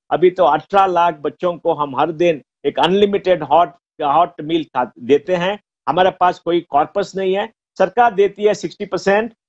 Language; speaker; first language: Hindi; non-native, local second language; Konkani